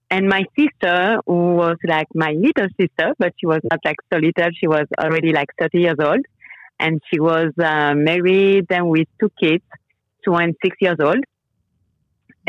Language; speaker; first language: English; non-native, fluent; French